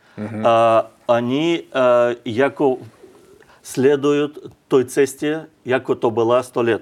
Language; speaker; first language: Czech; non-native, learner; Russian